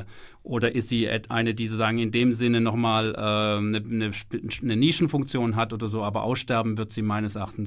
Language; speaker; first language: German; native; German